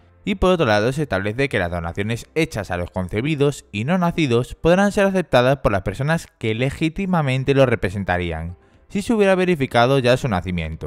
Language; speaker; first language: Spanish; native; Spanish